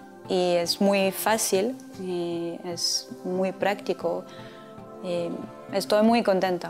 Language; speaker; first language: Spanish; non-native, fluent; French